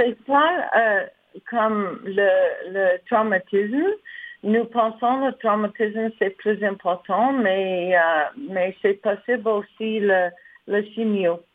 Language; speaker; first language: French; non-native, learner; English